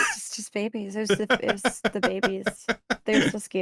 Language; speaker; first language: English; native; English